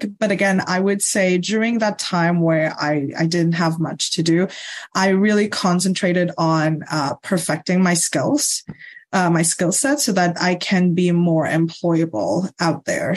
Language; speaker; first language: English; non-native, fluent; Morisyen